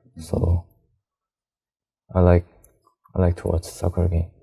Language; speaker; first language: English; non-native, learner; Korean